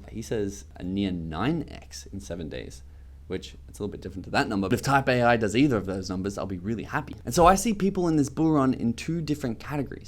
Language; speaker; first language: English; native; English